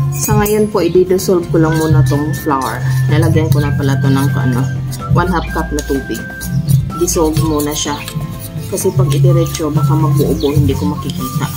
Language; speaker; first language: Filipino; non-native, local second language; Cebuano